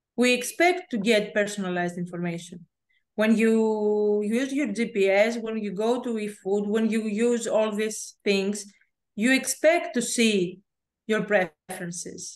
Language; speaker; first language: English; non-native, fluent; Greek